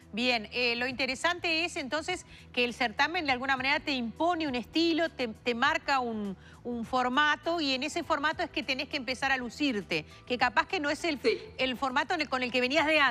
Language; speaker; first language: Spanish; native; Spanish